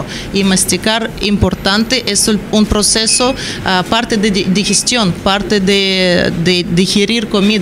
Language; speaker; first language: Spanish; non-native, learner; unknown